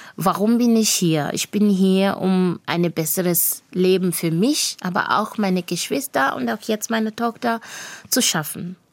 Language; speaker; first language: German; non-native, fluent; Shona